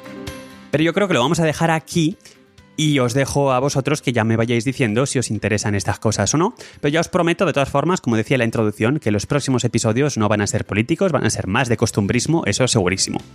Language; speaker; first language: Spanish; native; Spanish